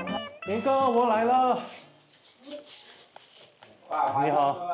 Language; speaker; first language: Chinese; non-native, learner; Korean